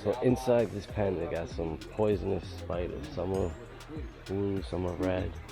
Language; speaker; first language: English; native; English